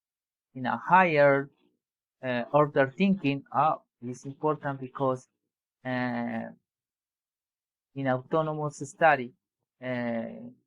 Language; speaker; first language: English; non-native, learner; Spanish